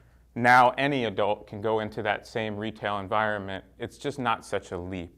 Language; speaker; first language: English; native; English